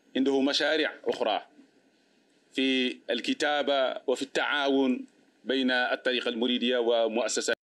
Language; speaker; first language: Arabic; non-native, fluent; Wolof